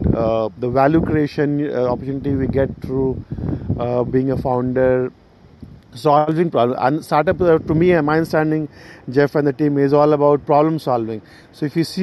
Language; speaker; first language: English; non-native, local second language; Hindi